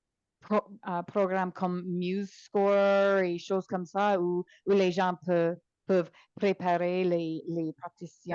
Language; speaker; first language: French; non-native, local second language; English